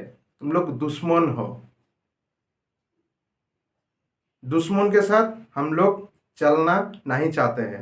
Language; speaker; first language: Hindi; non-native, local second language; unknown